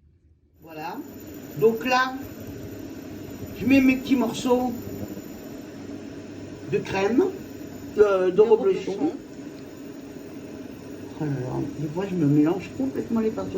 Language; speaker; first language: French; native; French